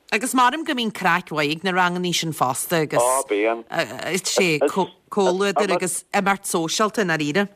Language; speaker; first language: Irish; native; Irish